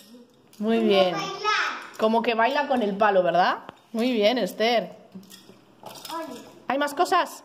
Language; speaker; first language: Spanish; native; Spanish